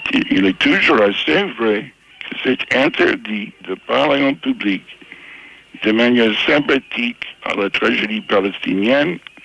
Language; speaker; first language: French; non-native, fluent; English